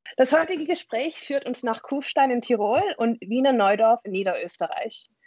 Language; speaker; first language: German; non-native, fluent; English